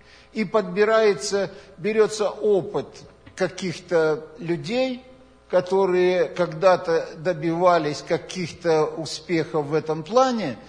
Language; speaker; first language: Russian; native; Russian